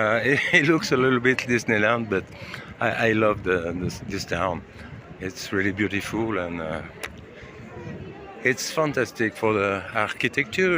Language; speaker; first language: English; non-native, learner; French